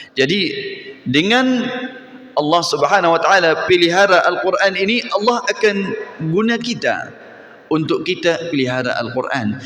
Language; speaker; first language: Malay; non-native, fluent; Arabic